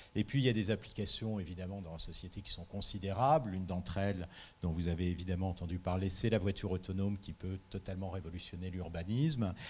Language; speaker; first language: French; native; French